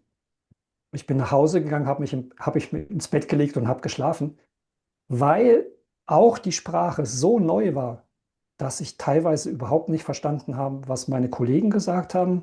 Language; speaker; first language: German; native; German